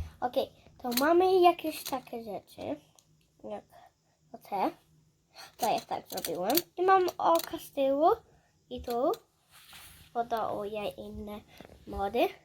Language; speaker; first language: Polish; early bilingual, heritage; Polish